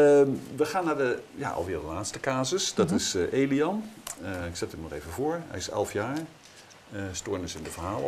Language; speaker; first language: Dutch; native; Dutch